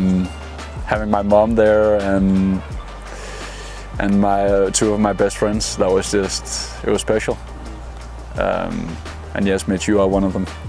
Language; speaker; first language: English; non-native, fluent; Danish